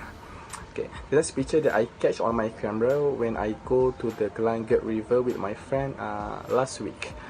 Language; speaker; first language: English; non-native, learner; Malay